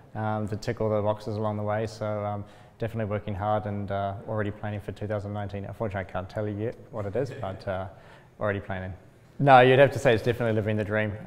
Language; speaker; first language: English; native; English